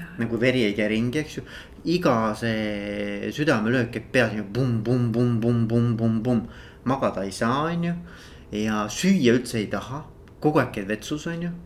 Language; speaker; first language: Estonian; native; Estonian